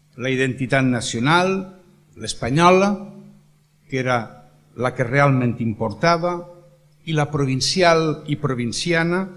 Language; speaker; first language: Catalan; native; Catalan